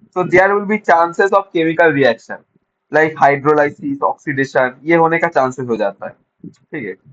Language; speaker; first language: Hindi; non-native, local second language; Bangla